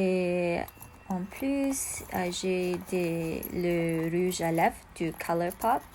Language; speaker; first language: French; non-native, learner; English